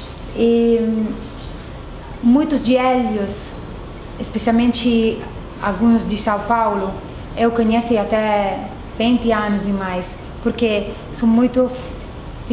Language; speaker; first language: Portuguese; non-native, fluent; Italian